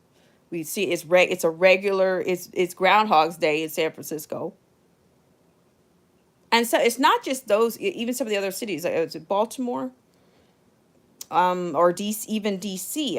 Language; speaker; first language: English; native; English